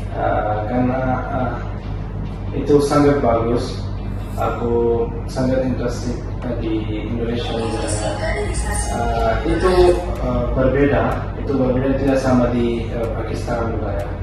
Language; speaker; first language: Indonesian; non-native, learner; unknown